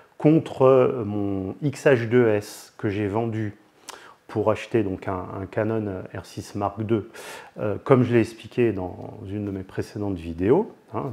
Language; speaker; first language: French; native; French